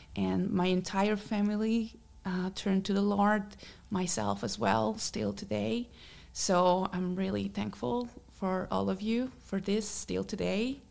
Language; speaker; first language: English; non-native, fluent; Hungarian